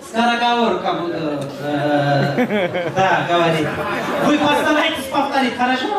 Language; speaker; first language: Russian; non-native, local second language; Kyrgyz